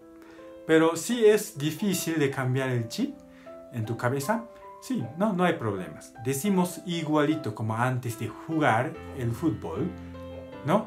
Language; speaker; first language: Spanish; non-native, learner; Japanese